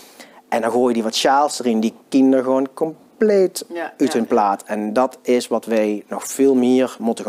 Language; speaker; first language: Dutch; native; Dutch